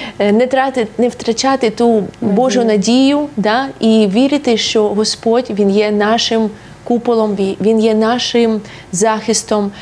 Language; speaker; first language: Ukrainian; non-native, local second language; Russian